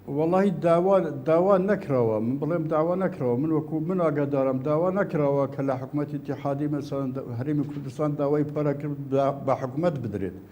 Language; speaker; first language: Central Kurdish; non-native, local second language; Kurdish